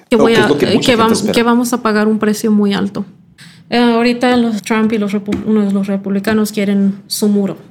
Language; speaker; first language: Spanish; early bilingual, heritage; Spanish